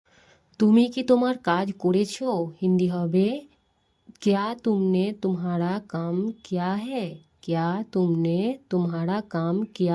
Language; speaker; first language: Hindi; non-native, fluent; Bangla